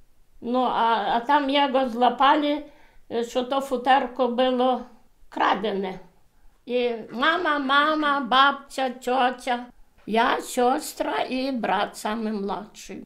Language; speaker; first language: Polish; early bilingual, heritage; Polish